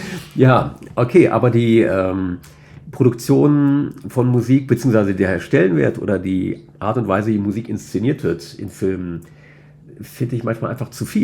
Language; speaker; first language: German; native; German